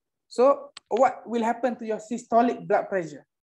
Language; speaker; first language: English; non-native, local second language; Malay